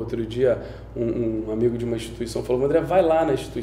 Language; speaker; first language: Portuguese; native; Portuguese